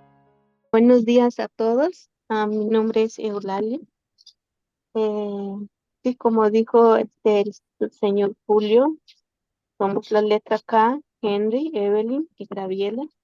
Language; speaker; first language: Spanish; non-native, local second language; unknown